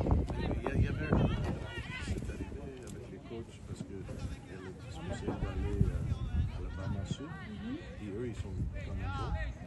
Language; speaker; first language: French; non-native, fluent; English